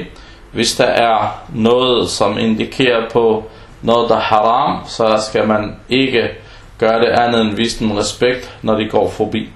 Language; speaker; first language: Danish; non-native, fluent; Arabic